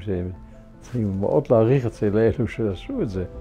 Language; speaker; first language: Hebrew; non-native, fluent; Dutch